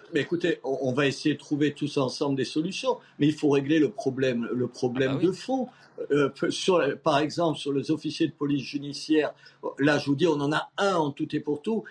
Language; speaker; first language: French; native; French